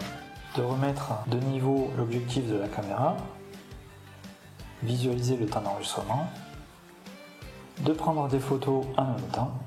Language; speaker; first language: French; native; French